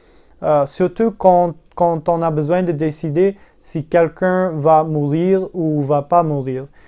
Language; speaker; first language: French; non-native, learner; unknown